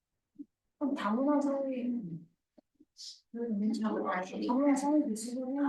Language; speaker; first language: Korean; non-native, fluent; Vietnamese